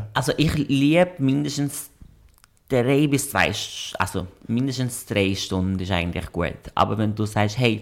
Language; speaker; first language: German; non-native, fluent; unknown